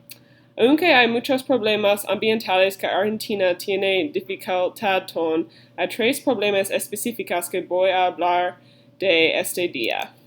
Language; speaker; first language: Spanish; non-native, learner; English